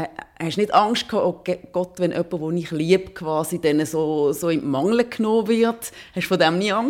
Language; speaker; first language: German; native; German